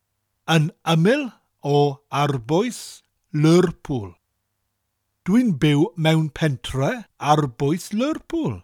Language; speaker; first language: Welsh; non-native, fluent; English